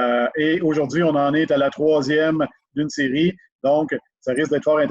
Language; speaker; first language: French; native; French